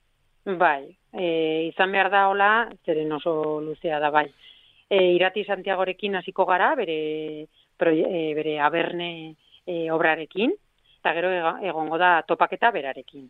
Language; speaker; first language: Basque; non-native, local second language; Spanish